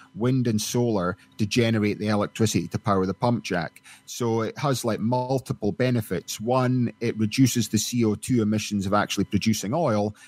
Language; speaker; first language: English; native; English